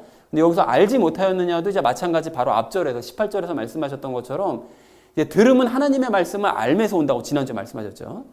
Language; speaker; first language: Korean; native; Korean